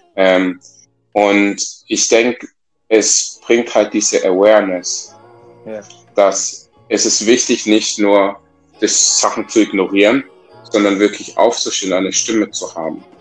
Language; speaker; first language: German; native; German